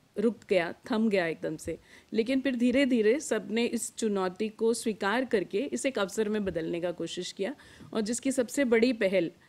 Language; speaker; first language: Hindi; native; Hindi